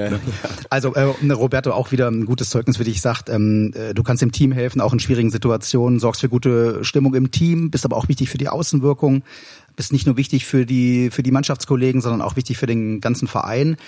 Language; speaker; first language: German; native; German